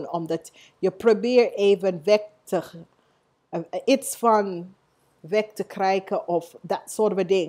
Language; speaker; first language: Dutch; non-native, learner; English